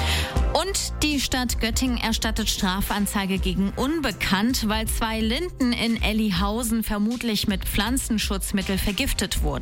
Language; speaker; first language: German; native; German